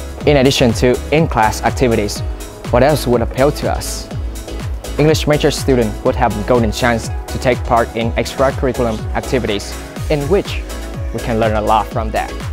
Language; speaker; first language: English; non-native, fluent; Vietnamese